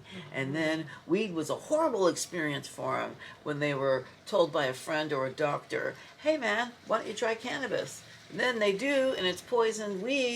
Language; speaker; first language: English; native; English